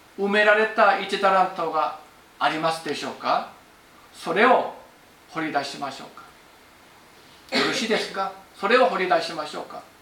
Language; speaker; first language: Japanese; non-native, fluent; Korean